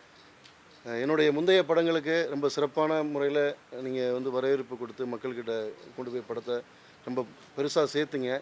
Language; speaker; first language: Tamil; native; Tamil